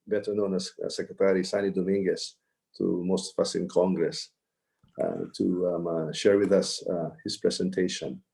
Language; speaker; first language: English; non-native, local second language; Filipino